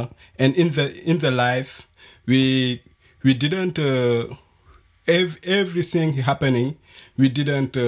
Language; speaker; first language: English; non-native, learner; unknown